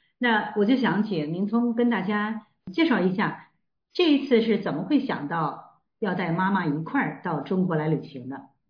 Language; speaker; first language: Chinese; native; Chinese